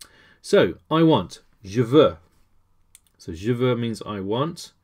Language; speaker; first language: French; non-native, learner; English